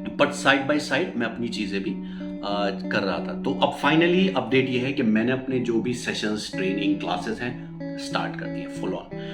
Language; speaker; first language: Hindi; native; Hindi